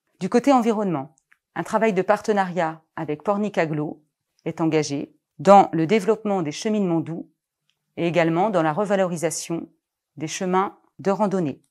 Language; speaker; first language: French; native; French